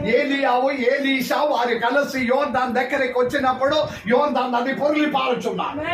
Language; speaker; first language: Telugu; non-native, local second language; Malayalam